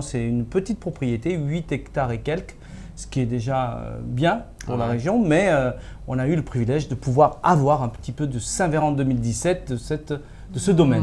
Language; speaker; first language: French; native; French